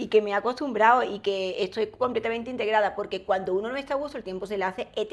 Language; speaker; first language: Spanish; native; Spanish